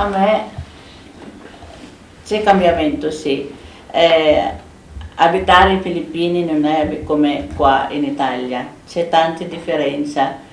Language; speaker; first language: Italian; non-native, fluent; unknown